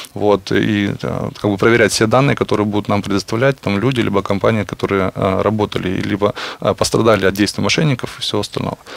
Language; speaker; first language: Russian; native; Russian